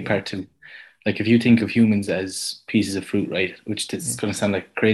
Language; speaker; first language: English; native; English